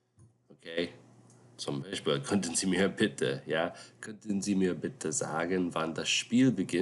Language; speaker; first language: German; non-native, fluent; English